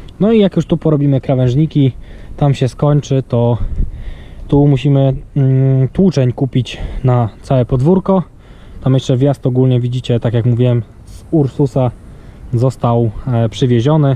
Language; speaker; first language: Polish; native; Polish